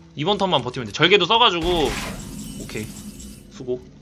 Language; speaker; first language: Korean; native; Korean